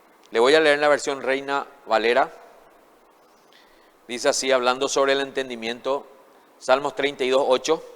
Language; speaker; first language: Spanish; native; Spanish